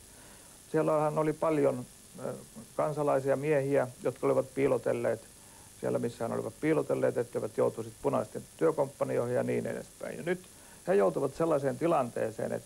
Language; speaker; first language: Finnish; native; Finnish